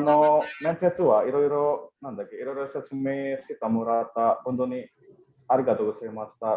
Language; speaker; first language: Japanese; non-native, learner; Indonesian